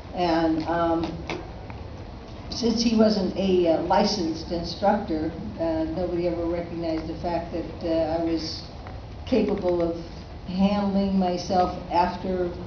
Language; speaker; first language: English; native; English